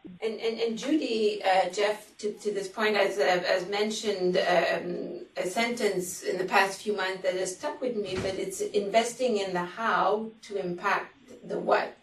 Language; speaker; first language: English; non-native, fluent; French